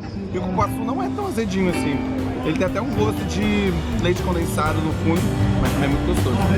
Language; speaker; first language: Portuguese; native; Portuguese